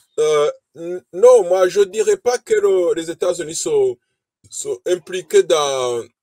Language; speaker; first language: French; non-native, local second language; Kinyarwanda